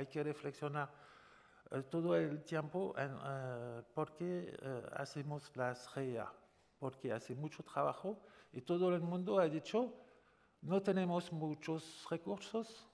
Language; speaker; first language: Spanish; non-native, fluent; French